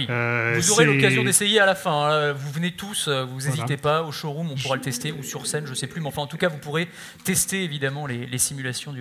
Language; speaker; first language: French; native; French